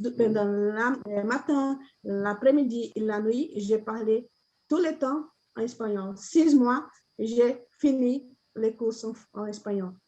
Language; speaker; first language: French; non-native, learner; Portuguese